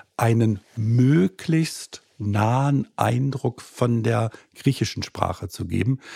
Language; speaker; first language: German; native; German